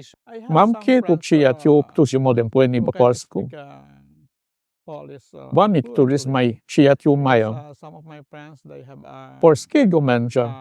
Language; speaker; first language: Polish; non-native, fluent; Filipino